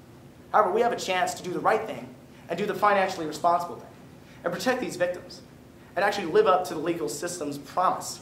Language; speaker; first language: English; native; English